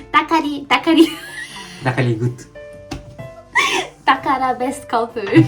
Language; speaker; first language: Japanese; non-native, learner; German